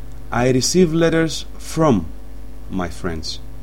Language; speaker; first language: English; non-native, fluent; Greek